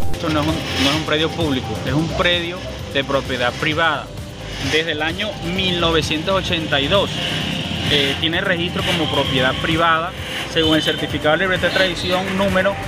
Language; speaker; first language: Spanish; native; Spanish